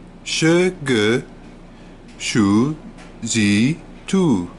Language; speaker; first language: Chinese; non-native, learner; English